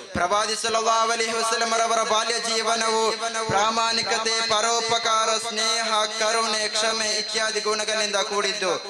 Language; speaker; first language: Kannada; non-native, local second language; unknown